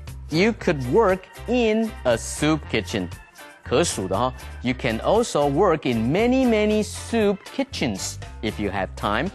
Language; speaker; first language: English; non-native, fluent; Chinese